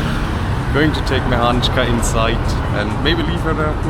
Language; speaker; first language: English; non-native, fluent; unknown